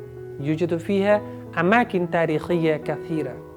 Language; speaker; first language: Arabic; non-native, fluent; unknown